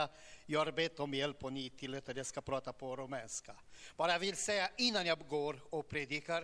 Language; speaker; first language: Swedish; non-native, learner; Romanian